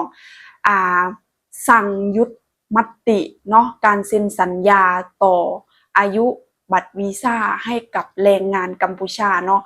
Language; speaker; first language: Thai; non-native, local second language; Northeastern Thai